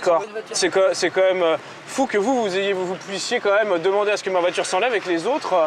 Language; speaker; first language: French; native; French